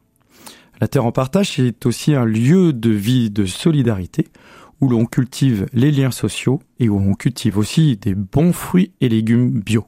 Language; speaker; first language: French; native; French